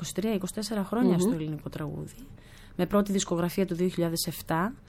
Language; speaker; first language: Greek; early bilingual, other home language; German